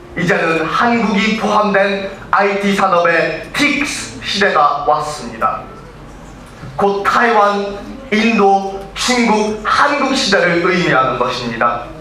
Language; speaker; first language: Korean; early bilingual, heritage; Korean